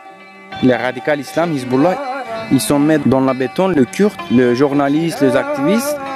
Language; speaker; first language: French; non-native, learner; Kurdish